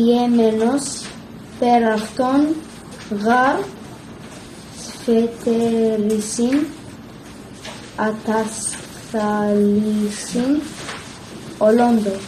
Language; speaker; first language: Greek; non-native, learner; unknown